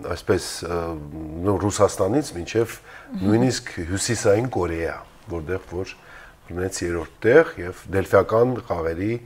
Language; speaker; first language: Armenian; native; Armenian